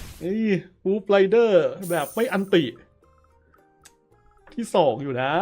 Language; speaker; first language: Thai; native; Thai